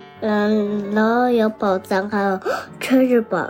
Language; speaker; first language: Chinese; early bilingual, heritage; Chinese